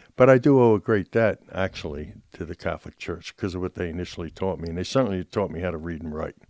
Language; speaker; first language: English; native; English